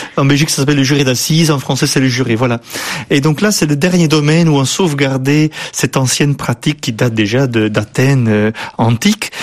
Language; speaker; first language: French; non-native, fluent; Dutch